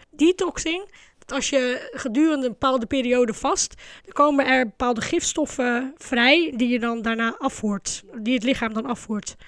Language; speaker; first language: Dutch; early bilingual, other home language; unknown